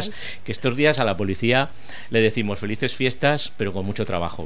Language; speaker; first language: Spanish; native; Spanish